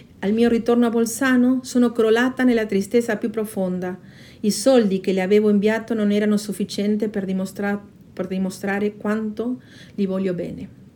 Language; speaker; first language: Italian; non-native, fluent; Spanish